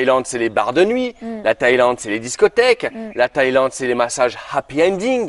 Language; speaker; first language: French; native; French